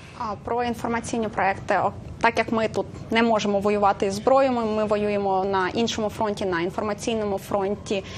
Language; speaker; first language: Ukrainian; native; Ukrainian